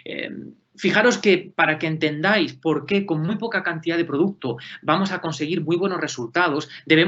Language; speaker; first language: Spanish; native; Spanish